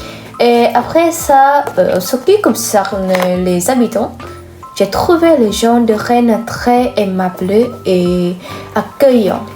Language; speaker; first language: French; non-native, fluent; Vietnamese